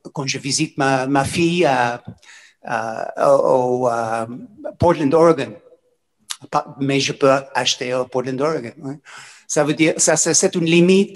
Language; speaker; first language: French; non-native, fluent; English